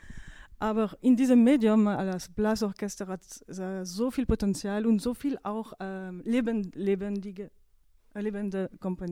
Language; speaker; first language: German; non-native, fluent; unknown